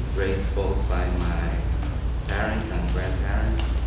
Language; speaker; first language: English; non-native, fluent; Spanish